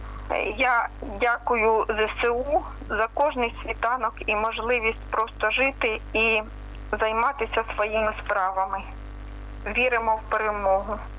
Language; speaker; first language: Ukrainian; non-native, local second language; Russian